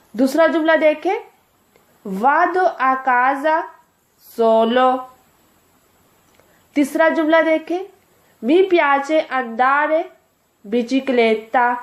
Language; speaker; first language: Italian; non-native, fluent; Urdu